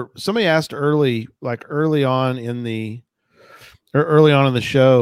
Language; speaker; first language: English; native; English